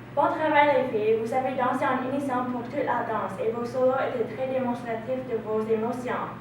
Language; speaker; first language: French; non-native, learner; English